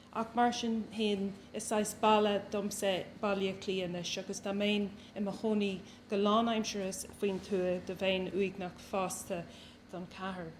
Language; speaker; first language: Irish; non-native, local second language; English